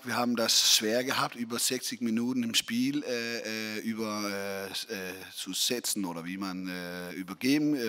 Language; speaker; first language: German; non-native, fluent; Danish